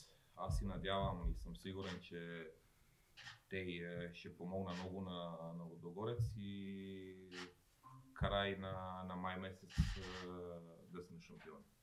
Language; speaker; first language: Bulgarian; non-native, fluent; Romanian